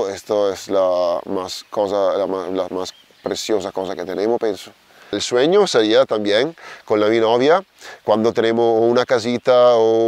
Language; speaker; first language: Spanish; non-native, learner; Italian